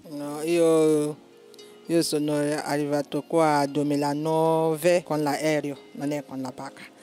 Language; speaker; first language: Italian; non-native, learner; Yoruba